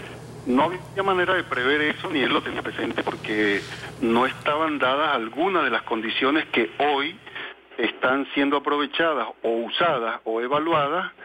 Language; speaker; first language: Spanish; native; Spanish